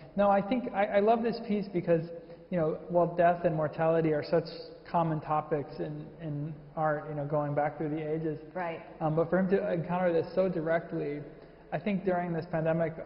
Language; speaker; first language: English; native; English